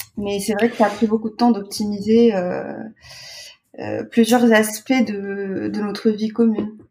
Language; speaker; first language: French; non-native, local second language; Arabic